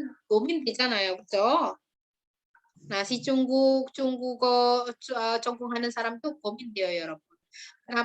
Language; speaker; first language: Korean; non-native, fluent; Indonesian